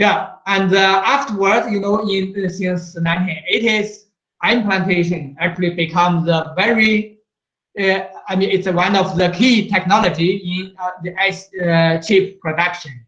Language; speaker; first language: English; non-native, fluent; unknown